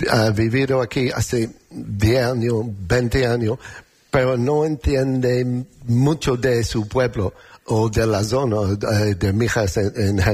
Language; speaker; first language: Spanish; non-native, learner; English